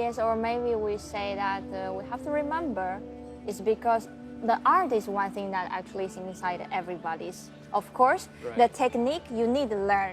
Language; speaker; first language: English; non-native, learner; Chinese